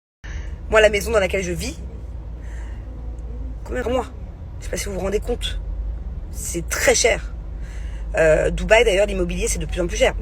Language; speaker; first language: French; native; French